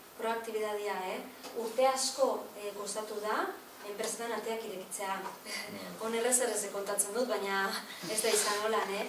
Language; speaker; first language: Basque; native; Basque